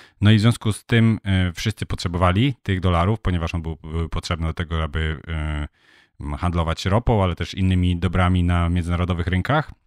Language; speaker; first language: Polish; native; Polish